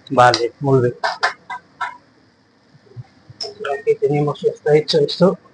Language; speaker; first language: Spanish; non-native, learner; Filipino